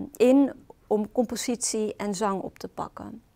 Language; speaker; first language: Dutch; early bilingual, other home language; Arabic